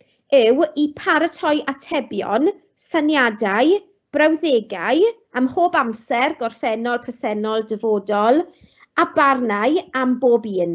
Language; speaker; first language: Welsh; non-native, local second language; English